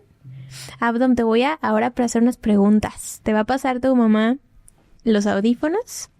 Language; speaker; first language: Spanish; native; Spanish